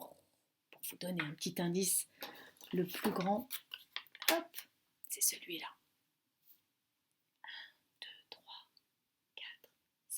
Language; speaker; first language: French; native; French